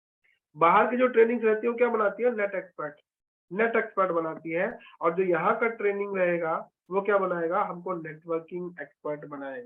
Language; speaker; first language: Hindi; native; Hindi